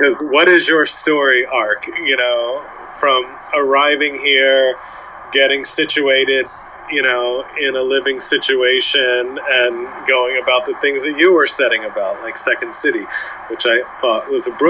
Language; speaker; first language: English; native; English